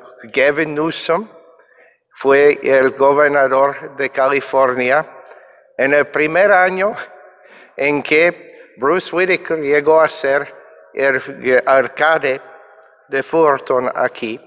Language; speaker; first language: Spanish; non-native, fluent; English